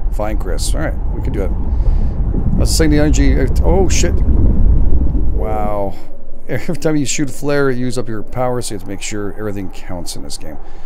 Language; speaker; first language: English; native; English